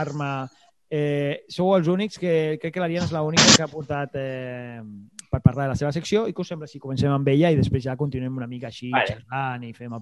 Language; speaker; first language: Catalan; native; Catalan